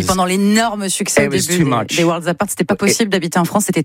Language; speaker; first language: French; native; French